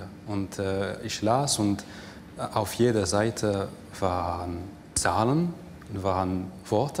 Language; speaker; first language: German; non-native, fluent; English